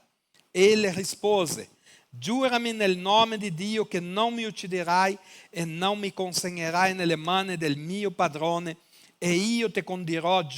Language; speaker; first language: Italian; non-native, fluent; Portuguese